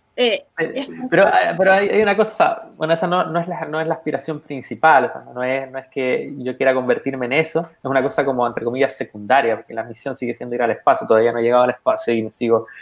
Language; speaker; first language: Spanish; native; Spanish